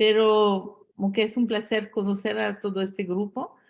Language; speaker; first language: Spanish; non-native, fluent; French